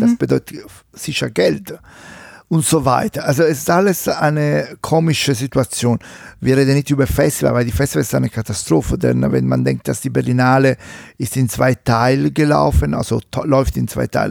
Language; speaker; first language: German; non-native, fluent; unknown